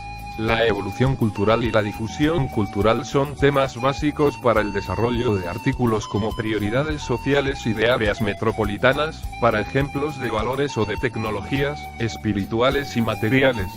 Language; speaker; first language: Spanish; native; Spanish